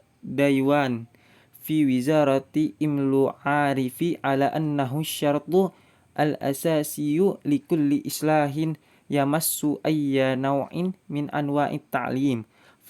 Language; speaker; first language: Arabic; non-native, learner; Indonesian